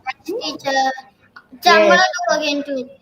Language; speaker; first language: English; non-native, local second language; Tamil